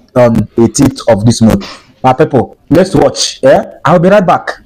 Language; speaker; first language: Nigerian Pidgin; non-native, local second language; Igbo